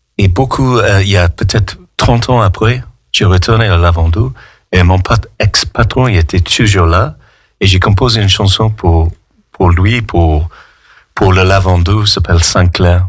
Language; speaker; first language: French; non-native, fluent; English